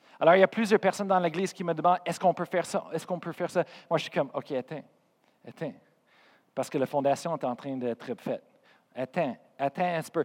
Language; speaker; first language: French; non-native, fluent; English